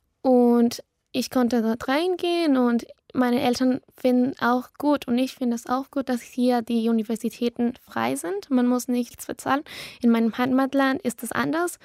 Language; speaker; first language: German; non-native, learner; Spanish